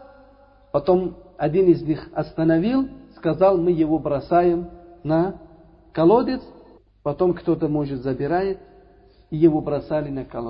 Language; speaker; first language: Russian; non-native, learner; Uzbek